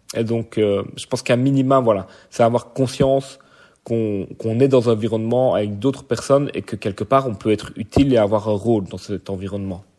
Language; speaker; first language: French; native; French